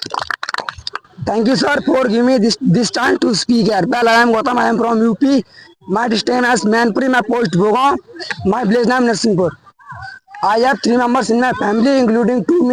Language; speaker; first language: English; non-native, learner; Hindi